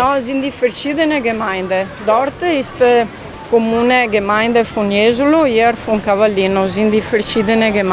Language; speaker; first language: German; non-native, learner; Italian